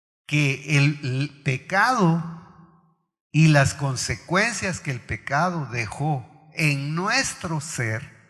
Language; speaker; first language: Spanish; native; Spanish